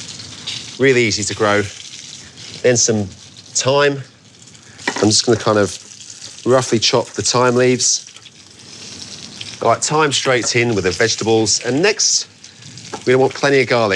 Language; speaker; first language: English; native; English